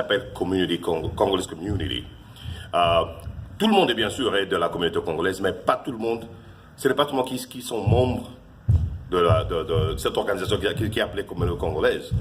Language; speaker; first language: French; non-native, local second language; Lingala